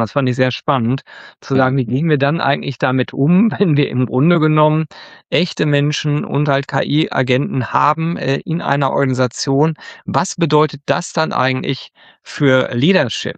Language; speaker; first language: German; native; German